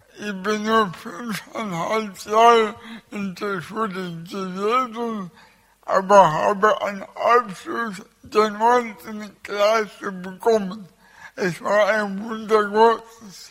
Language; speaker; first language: German; early bilingual, other home language; Russian